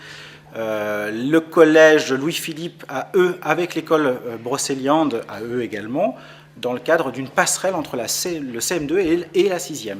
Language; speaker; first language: French; native; French